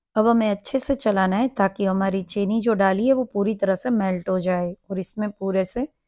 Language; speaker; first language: Hindi; non-native, local second language; Gujarati